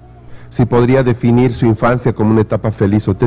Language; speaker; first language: Spanish; native; Spanish